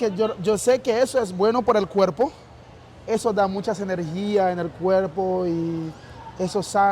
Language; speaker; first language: Spanish; non-native, learner; Haitian Creole